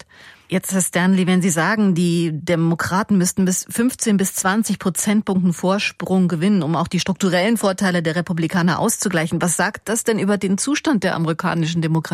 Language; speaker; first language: German; native; German